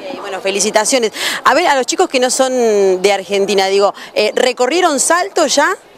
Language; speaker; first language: Spanish; native; Spanish